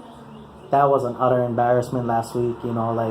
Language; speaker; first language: English; native; English